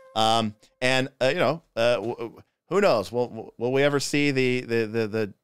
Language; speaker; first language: English; native; English